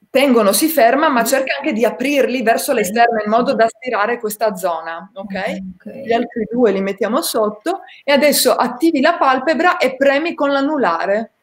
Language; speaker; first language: Italian; native; Italian